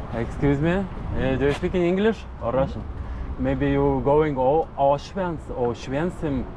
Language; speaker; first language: English; non-native, learner; Lithuanian